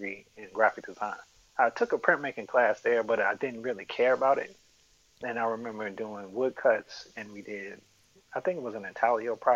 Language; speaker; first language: English; native; English